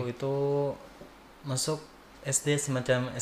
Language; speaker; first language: Indonesian; native; Indonesian